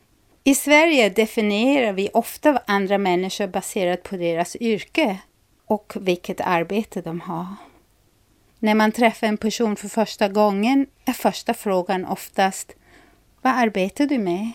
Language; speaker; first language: Swedish; non-native, fluent; English